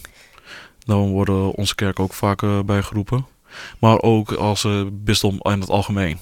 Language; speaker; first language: Dutch; early bilingual, other home language; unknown